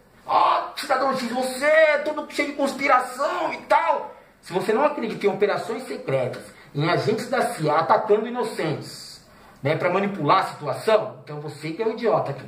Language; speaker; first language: Portuguese; native; Portuguese